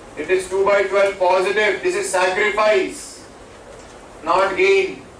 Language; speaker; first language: English; non-native, local second language; Telugu